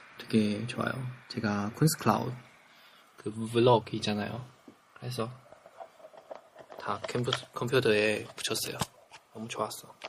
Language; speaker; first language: Korean; non-native, fluent; Chinese